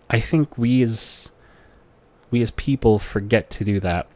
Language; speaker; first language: English; non-native, local second language; Filipino